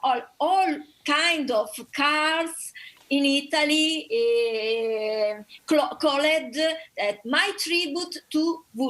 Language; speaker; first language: English; non-native, learner; Italian